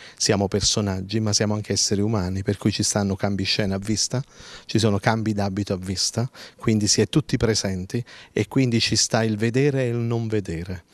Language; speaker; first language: Italian; native; Italian